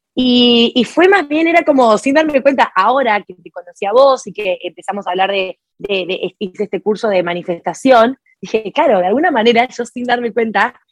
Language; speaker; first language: Spanish; native; Spanish